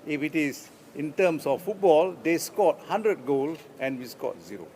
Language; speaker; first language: English; non-native, local second language; Malay